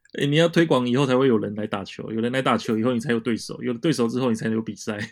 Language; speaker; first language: Chinese; native; Chinese